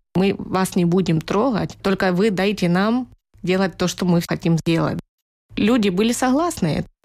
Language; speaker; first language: Russian; early bilingual, heritage; Russian